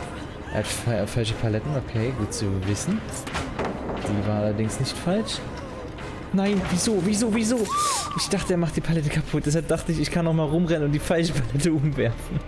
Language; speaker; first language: German; native; German